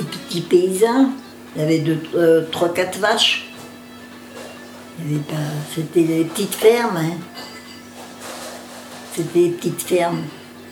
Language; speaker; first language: French; native; French